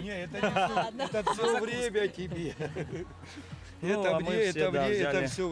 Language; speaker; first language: Russian; native; Russian